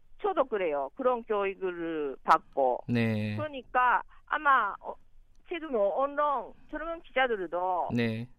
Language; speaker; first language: Korean; non-native, learner; Japanese